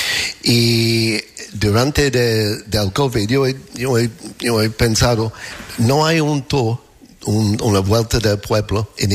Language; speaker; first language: Spanish; non-native, fluent; English